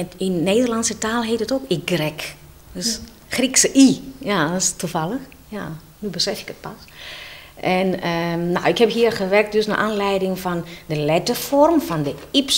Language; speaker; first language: Dutch; non-native, fluent; Greek